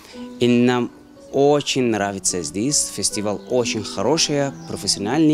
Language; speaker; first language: Russian; non-native, learner; Persian